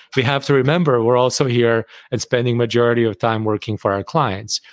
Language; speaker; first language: English; non-native, fluent; Bosnian